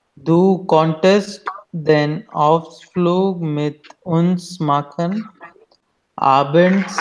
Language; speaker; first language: German; non-native, learner; Hindi